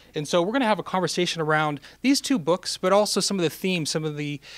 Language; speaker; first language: English; native; English